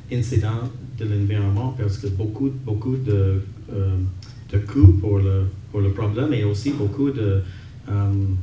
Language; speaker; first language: French; non-native, local second language; English